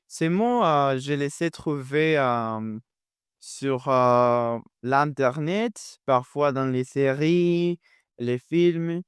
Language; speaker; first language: French; non-native, fluent; Spanish